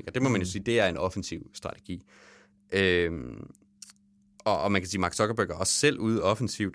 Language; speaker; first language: Danish; native; Danish